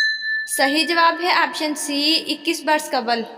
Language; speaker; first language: Urdu; native; Urdu